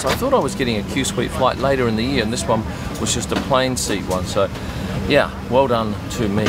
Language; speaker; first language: English; native; English